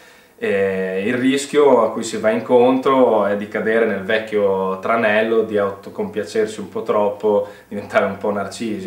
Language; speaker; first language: Italian; native; Italian